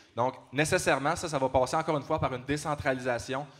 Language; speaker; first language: French; native; French